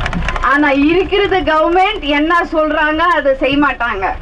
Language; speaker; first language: Tamil; non-native, fluent; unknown